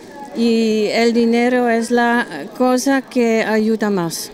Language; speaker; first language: Spanish; non-native, learner; German